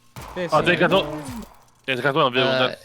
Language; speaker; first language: Welsh; native; Welsh